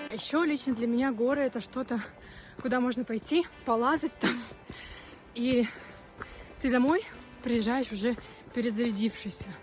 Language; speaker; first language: Russian; native; Russian